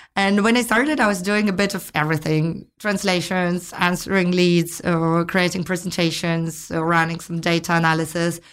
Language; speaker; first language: English; non-native, fluent; Ukrainian